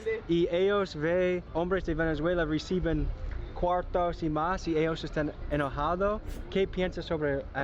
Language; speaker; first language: Spanish; non-native, learner; English